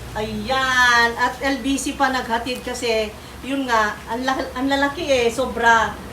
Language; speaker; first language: Filipino; non-native, local second language; Cebuano